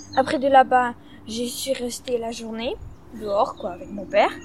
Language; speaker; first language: French; early bilingual, other home language; Russian